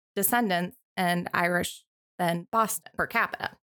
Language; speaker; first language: English; native; English